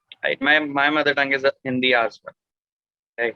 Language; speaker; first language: English; non-native, local second language; Hindi